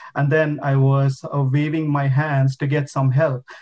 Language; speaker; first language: English; non-native, local second language; Telugu